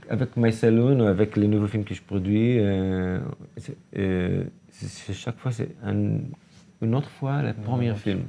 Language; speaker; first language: French; non-native, learner; Hebrew